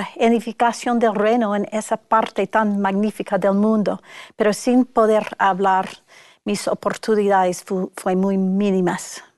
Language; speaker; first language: Spanish; non-native, fluent; English